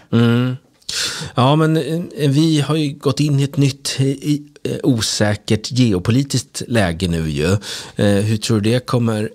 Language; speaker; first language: Swedish; native; Swedish